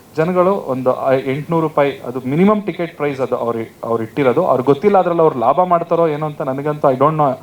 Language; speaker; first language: Kannada; native; Kannada